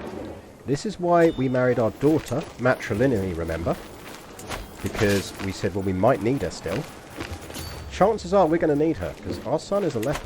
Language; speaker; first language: English; native; English